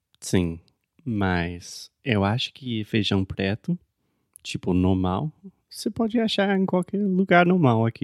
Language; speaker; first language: Portuguese; non-native, fluent; English